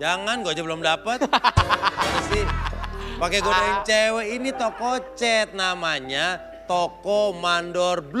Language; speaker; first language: Indonesian; native; Indonesian